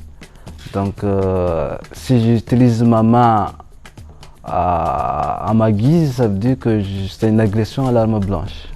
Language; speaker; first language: French; non-native, local second language; Malagasy